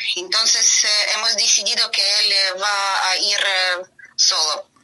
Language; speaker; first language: Spanish; non-native, learner; Ukrainian